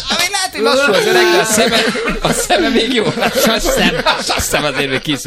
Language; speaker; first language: Hungarian; native; Hungarian